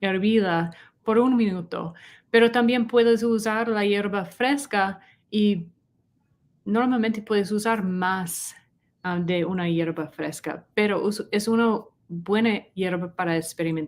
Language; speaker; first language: Spanish; non-native, learner; English